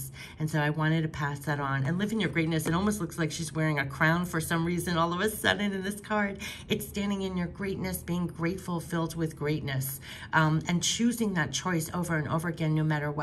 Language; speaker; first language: English; native; English